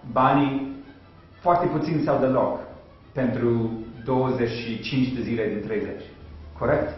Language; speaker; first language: Romanian; non-native, fluent; English